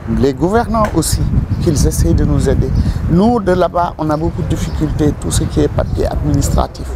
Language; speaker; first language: French; non-native, local second language; Wolof